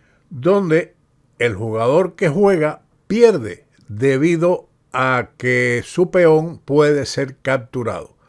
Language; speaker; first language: Spanish; native; Spanish